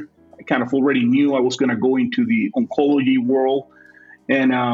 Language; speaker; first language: English; non-native, fluent; Spanish